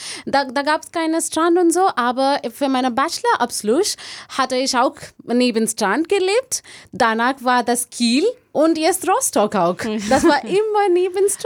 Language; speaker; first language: German; non-native, learner; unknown